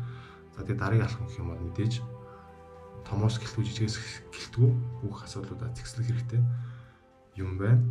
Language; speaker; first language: Mongolian; native; Mongolian